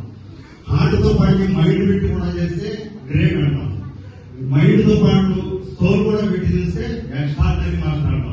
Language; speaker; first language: Telugu; native; Telugu